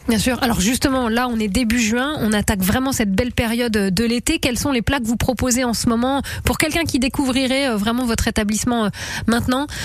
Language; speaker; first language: French; native; French